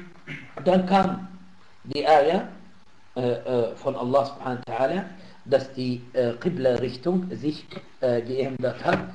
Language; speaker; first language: German; non-native, fluent; Arabic